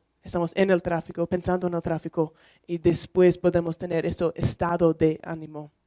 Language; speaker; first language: Spanish; non-native, learner; English